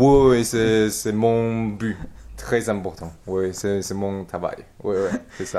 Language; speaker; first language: French; non-native, learner; Chinese